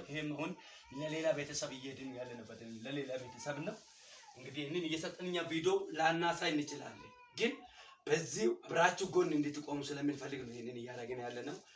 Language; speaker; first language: Amharic; non-native, local second language; Hadiyya